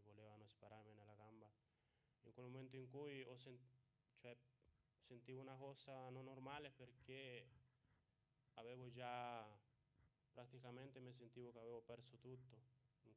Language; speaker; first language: Italian; non-native, fluent; Spanish